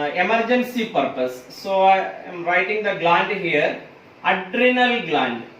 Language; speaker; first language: English; non-native, local second language; Malayalam